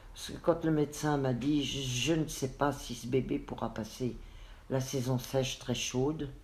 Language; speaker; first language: French; native; French